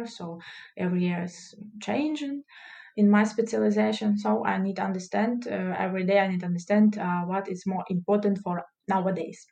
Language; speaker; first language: English; non-native, learner; Russian